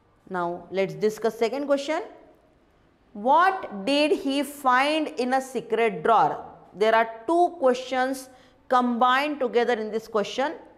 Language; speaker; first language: English; non-native, local second language; Hindi